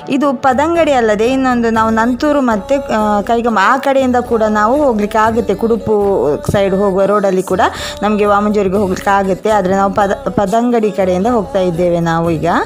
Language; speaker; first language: Kannada; non-native, local second language; Tulu